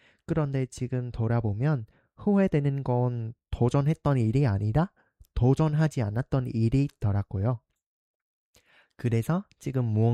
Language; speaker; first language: Korean; non-native, fluent; Vietnamese